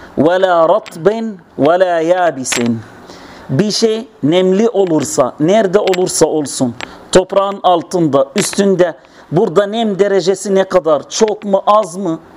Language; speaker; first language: Turkish; non-native, fluent; Arabic